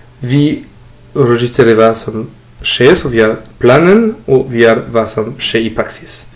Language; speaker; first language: Norwegian; non-native, fluent; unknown